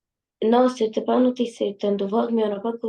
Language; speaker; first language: French; non-native, learner; Arabic